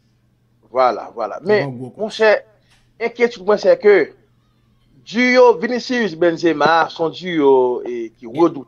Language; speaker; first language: French; non-native, local second language; Haitian Creole